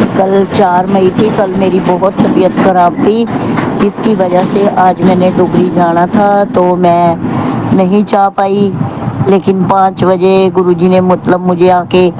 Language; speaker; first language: Hindi; non-native, local second language; Punjabi